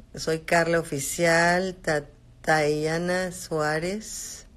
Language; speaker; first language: Spanish; native; Spanish